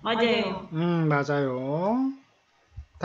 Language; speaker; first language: Korean; non-native, learner; Indonesian